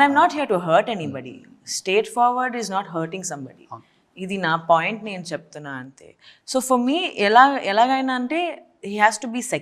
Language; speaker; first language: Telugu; non-native, local second language; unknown